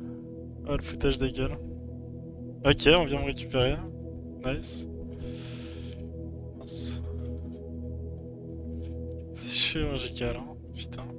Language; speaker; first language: French; native; French